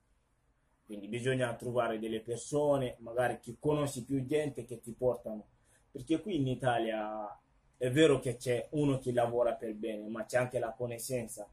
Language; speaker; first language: Italian; non-native, learner; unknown